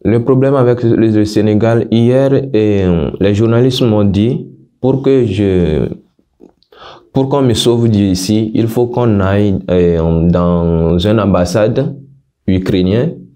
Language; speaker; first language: French; non-native, local second language; Ewe